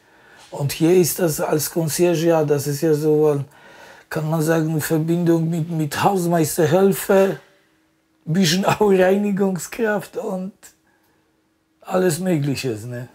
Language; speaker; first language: German; non-native, fluent; Polish